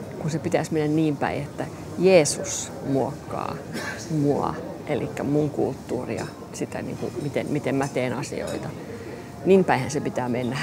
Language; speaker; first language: Finnish; non-native, local second language; Swedish